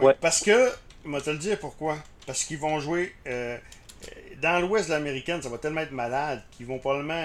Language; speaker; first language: French; native; French